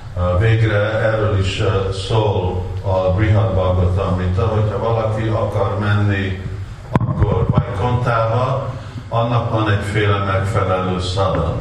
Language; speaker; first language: Hungarian; non-native, learner; Russian